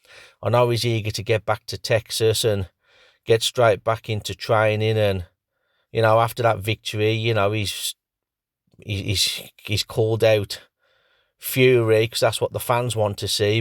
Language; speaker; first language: English; native; English